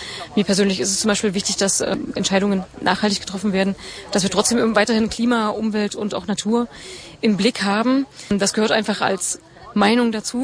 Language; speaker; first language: German; native; German